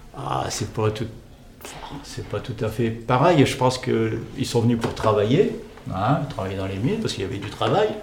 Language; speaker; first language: French; native; French